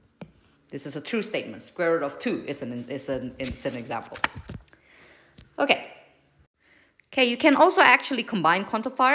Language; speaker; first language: English; non-native, fluent; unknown